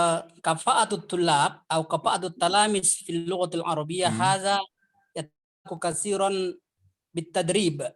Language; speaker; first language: Arabic; non-native, fluent; Indonesian